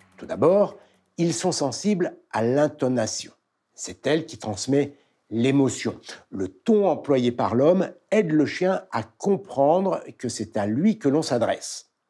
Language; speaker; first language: French; native; French